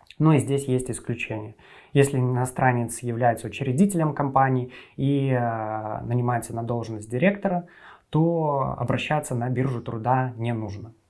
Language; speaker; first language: Russian; native; Russian